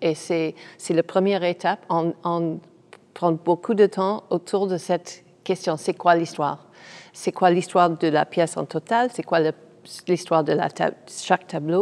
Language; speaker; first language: French; non-native, fluent; English